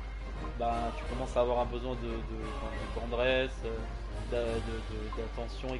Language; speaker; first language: French; native; French